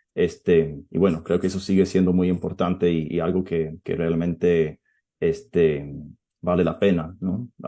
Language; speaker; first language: Spanish; non-native, fluent; English